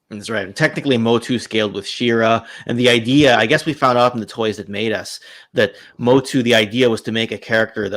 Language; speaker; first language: English; native; English